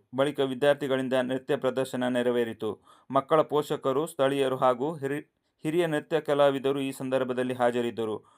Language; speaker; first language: Kannada; non-native, local second language; Kodava